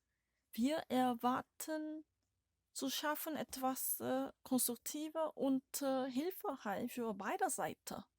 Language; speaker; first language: German; non-native, learner; Korean